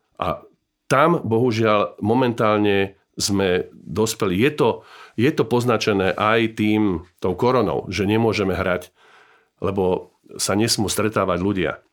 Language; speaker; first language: Slovak; native; Slovak